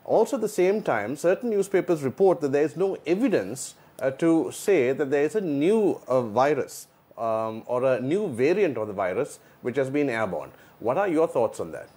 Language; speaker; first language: English; non-native, local second language; Sinhala